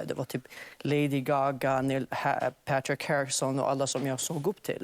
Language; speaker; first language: Swedish; non-native, fluent; Arabic